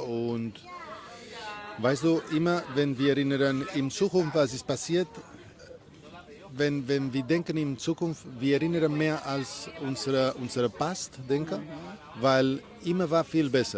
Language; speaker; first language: German; non-native, learner; Spanish